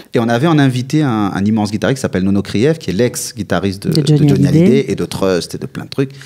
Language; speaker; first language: French; native; French